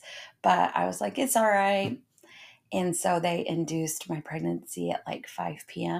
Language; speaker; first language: English; native; English